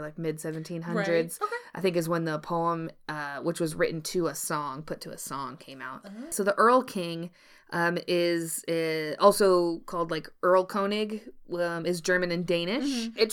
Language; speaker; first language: English; native; English